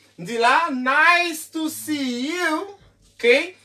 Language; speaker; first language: English; non-native, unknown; Haitian Creole